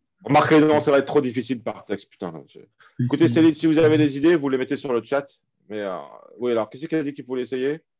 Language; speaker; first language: French; native; French